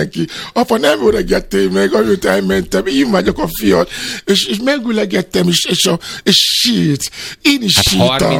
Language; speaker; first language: Hungarian; non-native, fluent; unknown